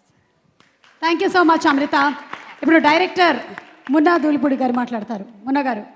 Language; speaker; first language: Telugu; native; Telugu